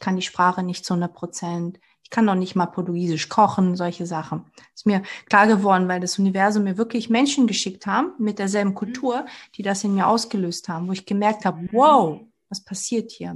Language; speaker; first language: German; early bilingual, other home language; Portuguese